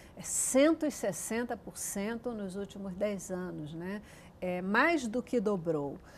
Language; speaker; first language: Portuguese; native; Portuguese